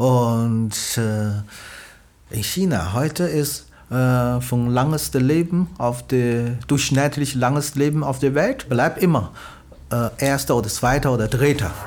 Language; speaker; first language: German; non-native, learner; Chinese